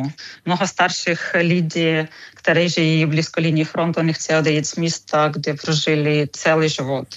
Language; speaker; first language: Czech; non-native, learner; Ukrainian